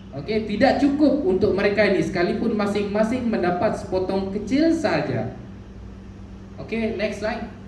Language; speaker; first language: Malay; non-native, local second language; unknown